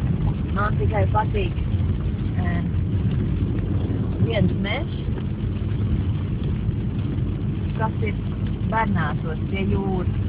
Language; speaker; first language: Latvian; non-native, learner; Dutch